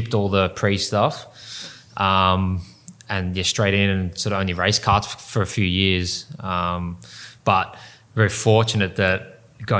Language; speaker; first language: English; native; English